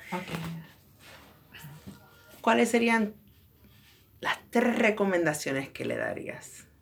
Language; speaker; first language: Spanish; early bilingual, heritage; Spanish